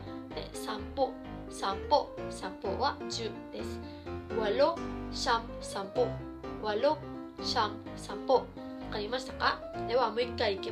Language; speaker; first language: Japanese; non-native, fluent; Filipino